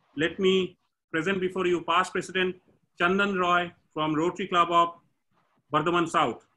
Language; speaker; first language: English; non-native, local second language; Bangla